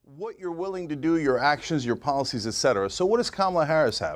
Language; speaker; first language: English; native; English